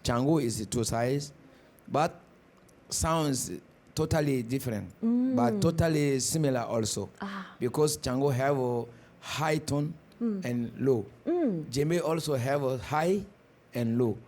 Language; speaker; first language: English; non-native, learner; Bambara